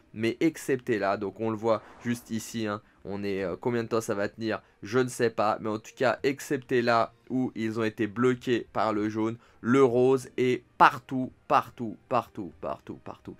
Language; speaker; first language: French; native; French